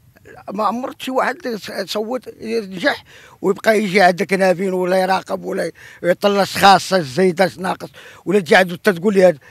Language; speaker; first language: Arabic; native; Arabic